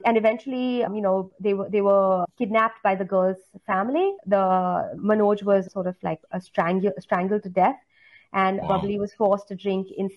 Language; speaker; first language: English; non-native, local second language; Hindi